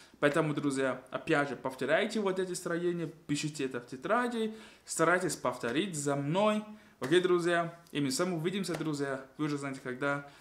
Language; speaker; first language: Russian; non-native, fluent; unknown